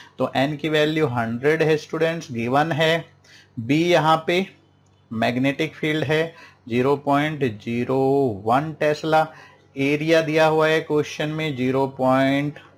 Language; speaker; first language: Hindi; native; Hindi